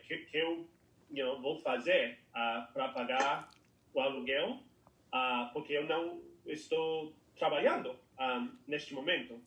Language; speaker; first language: Portuguese; non-native, fluent; English